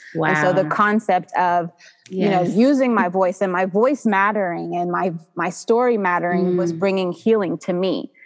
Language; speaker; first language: English; native; English